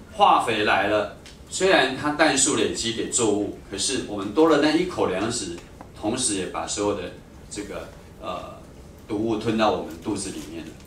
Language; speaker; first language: Chinese; native; Chinese